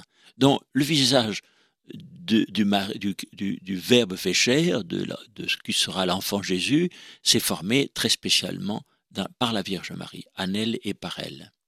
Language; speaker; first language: French; native; French